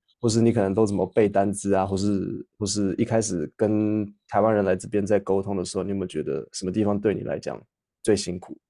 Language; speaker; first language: Chinese; native; Chinese